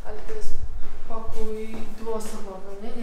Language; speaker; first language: Polish; non-native, learner; Uzbek